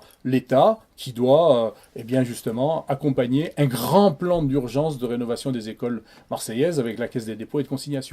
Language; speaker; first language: French; native; French